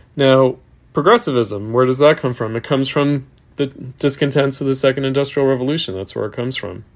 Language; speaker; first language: English; native; English